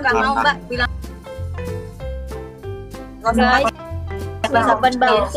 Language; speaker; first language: Indonesian; native; Indonesian